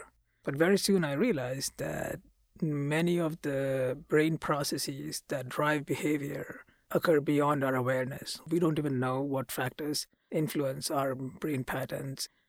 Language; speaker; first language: English; non-native, local second language; Malayalam